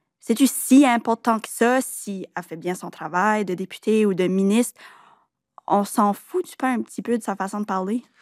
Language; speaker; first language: French; native; French